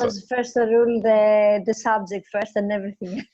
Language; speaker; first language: English; non-native, fluent; Italian